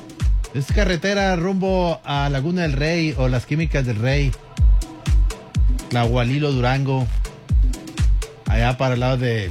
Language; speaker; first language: Spanish; native; Spanish